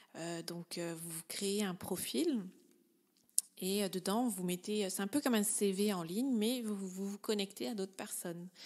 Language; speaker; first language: French; native; French